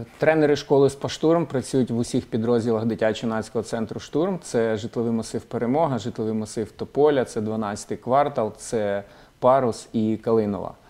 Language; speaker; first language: Ukrainian; non-native, local second language; Russian